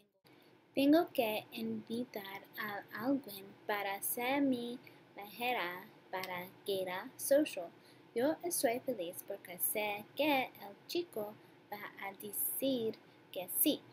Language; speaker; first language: Spanish; non-native, learner; English